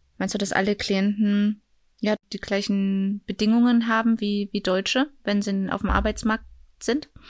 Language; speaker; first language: German; native; German